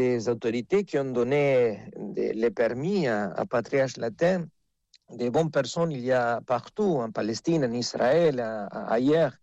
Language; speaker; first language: French; non-native, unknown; Spanish